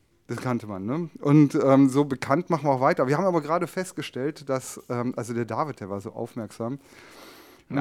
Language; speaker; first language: German; native; German